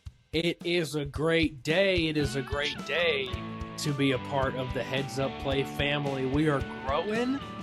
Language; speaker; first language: English; native; English